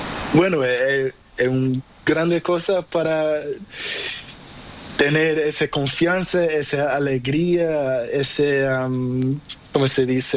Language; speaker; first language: Spanish; non-native, learner; Portuguese